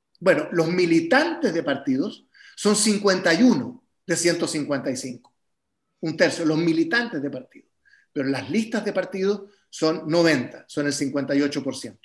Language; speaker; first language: Spanish; native; Spanish